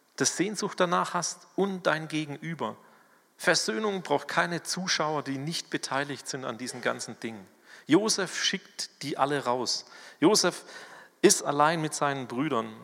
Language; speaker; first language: German; native; German